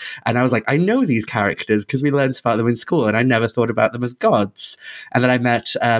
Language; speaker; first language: English; non-native, local second language; Welsh